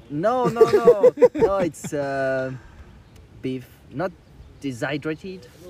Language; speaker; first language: English; non-native, fluent; French